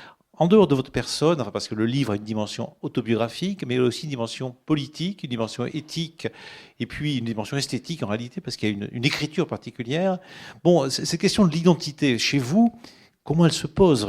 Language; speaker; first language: French; native; French